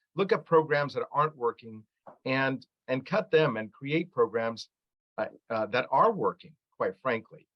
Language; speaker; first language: English; early bilingual, other home language; Arabic